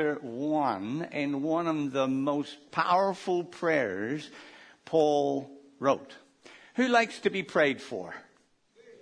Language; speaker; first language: English; native; English